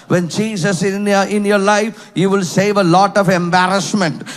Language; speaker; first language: English; non-native, local second language; Tamil